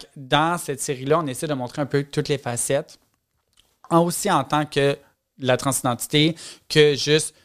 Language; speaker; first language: French; native; French